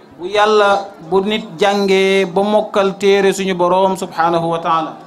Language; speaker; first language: Wolof; non-native, local second language; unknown